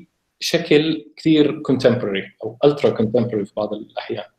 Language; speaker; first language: Arabic; native; Arabic